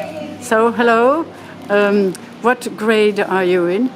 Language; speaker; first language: English; non-native, fluent; French